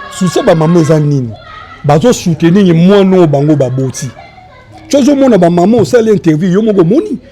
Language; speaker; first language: Lingala; native; Lingala